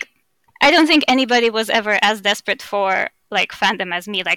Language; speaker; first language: English; non-native, fluent; Russian